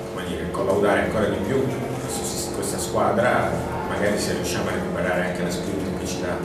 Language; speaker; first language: Italian; native; Italian